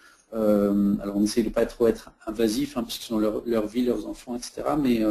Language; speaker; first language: French; native; French